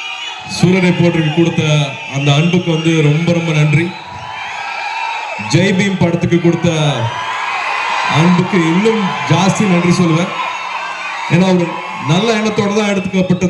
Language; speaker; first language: Tamil; native; Tamil